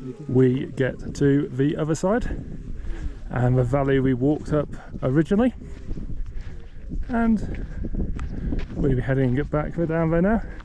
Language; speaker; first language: English; native; English